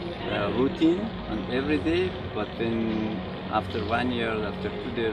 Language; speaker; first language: English; non-native, learner; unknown